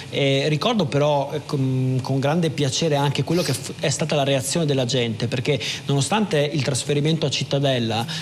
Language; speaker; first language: Italian; native; Italian